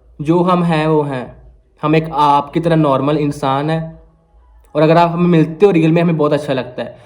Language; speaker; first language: Hindi; non-native, local second language; Punjabi